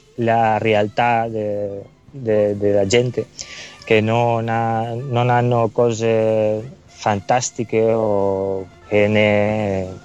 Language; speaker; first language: Italian; non-native, learner; Spanish